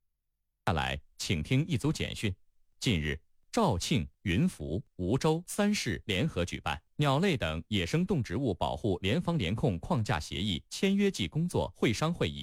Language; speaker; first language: Chinese; native; Chinese